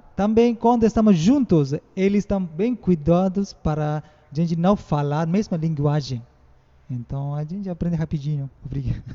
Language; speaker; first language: Portuguese; non-native, learner; Tamil